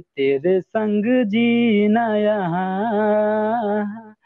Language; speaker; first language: Hindi; native; Hindi